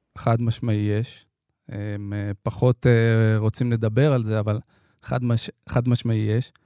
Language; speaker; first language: Hebrew; native; Hebrew